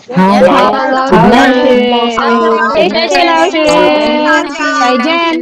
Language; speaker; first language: Chinese; non-native, learner; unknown